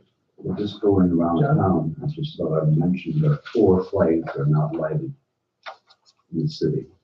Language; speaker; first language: English; native; English